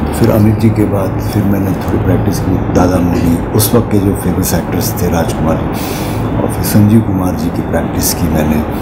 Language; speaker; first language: Hindi; non-native, local second language; Marathi